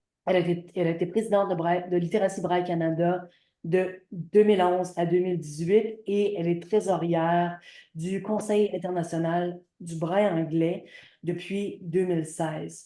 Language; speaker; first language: French; native; French